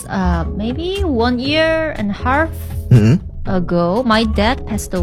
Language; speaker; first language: English; non-native, learner; Korean